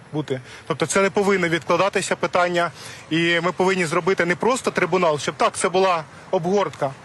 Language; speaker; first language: Ukrainian; native; Ukrainian